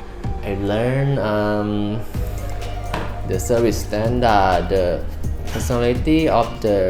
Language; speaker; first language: English; non-native, learner; Thai